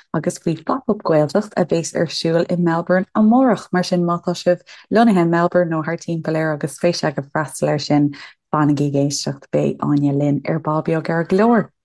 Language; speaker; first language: Irish; native; Irish